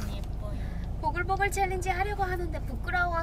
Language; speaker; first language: Korean; non-native, fluent; Japanese